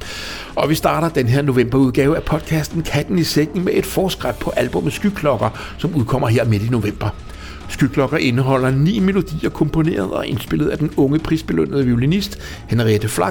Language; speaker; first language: Danish; native; Danish